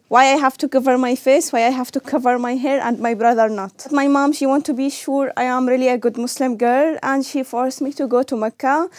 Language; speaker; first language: English; non-native, learner; Arabic